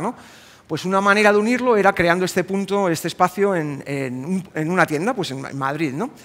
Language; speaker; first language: Spanish; native; Spanish